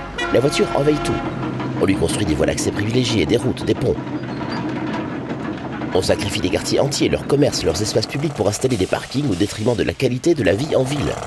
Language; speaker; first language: French; native; French